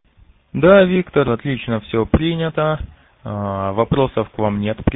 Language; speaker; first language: Russian; native; Russian